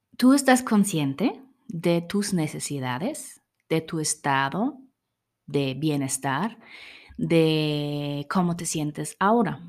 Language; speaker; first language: Spanish; non-native, fluent; German